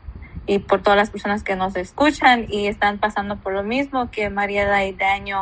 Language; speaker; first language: Spanish; early bilingual, other home language; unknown